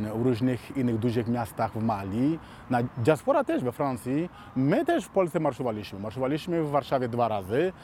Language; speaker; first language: Polish; non-native, fluent; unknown